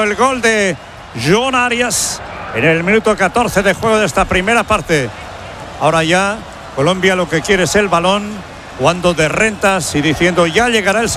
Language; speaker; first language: Spanish; native; Spanish